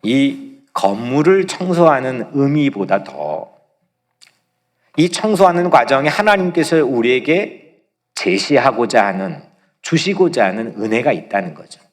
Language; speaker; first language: Korean; native; Korean